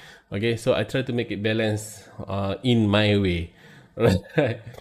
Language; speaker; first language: English; non-native, local second language; Malay